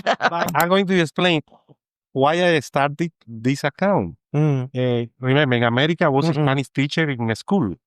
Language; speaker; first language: English; non-native, fluent; Spanish